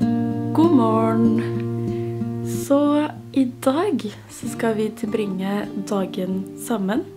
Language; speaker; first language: Norwegian; non-native, fluent; French